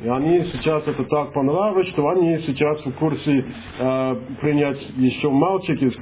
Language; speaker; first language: Russian; non-native, fluent; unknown